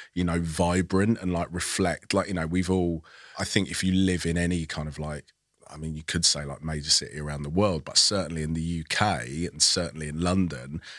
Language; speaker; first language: English; early bilingual, other home language; Yoruba